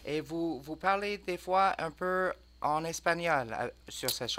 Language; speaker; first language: French; non-native, learner; English